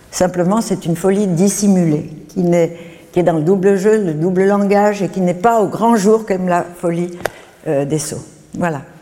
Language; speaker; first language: French; native; French